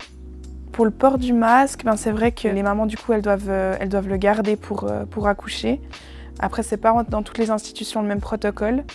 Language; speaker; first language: French; native; French